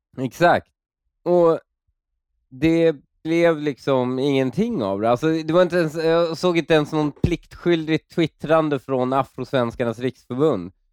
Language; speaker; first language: Swedish; early bilingual, other home language; Persian